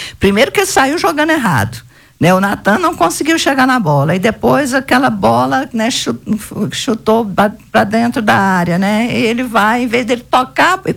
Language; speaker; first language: Portuguese; native; Portuguese